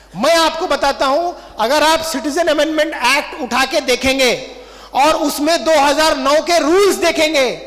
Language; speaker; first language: Hindi; non-native, local second language; Marathi